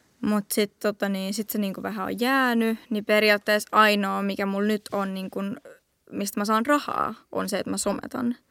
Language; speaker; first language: Finnish; early bilingual, heritage; Finnish